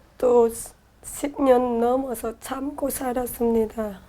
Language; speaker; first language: Korean; non-native, learner; Vietnamese